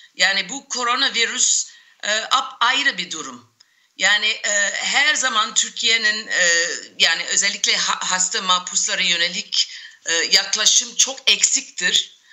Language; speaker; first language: Turkish; non-native, fluent; English